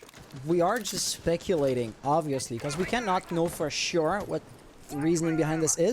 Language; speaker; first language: English; non-native, local second language; French